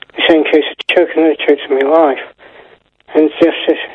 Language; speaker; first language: English; native; English